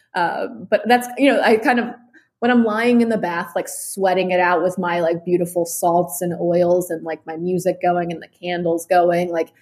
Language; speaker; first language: English; native; English